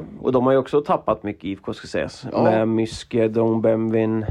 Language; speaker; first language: Swedish; native; Swedish